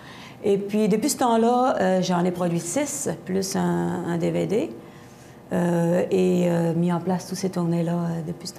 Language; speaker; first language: French; native; French